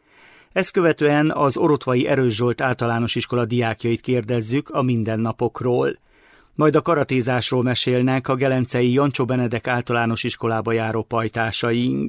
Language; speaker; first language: Hungarian; native; Hungarian